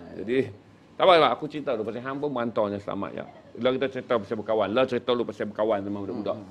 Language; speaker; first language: Malay; native; Malay